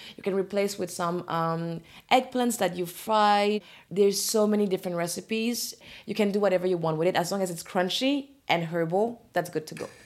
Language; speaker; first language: English; non-native, fluent; French